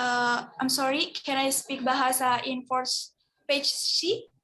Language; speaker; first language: English; non-native, learner; Indonesian